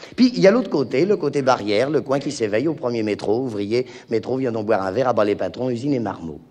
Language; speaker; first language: French; native; French